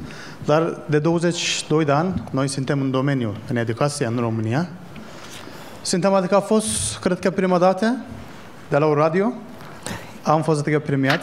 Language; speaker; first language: Romanian; non-native, learner; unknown